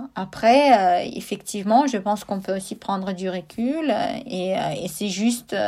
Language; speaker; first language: French; non-native, fluent; Russian